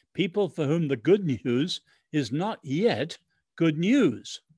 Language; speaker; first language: English; early bilingual, other home language; Chinese